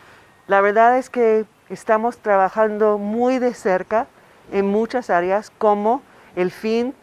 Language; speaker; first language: Spanish; non-native, fluent; English